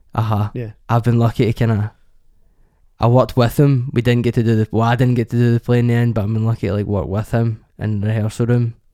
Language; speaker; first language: English; native; English